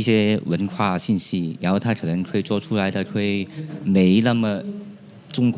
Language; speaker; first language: Chinese; non-native, local second language; Cantonese